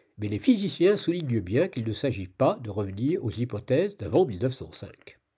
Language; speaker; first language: French; native; French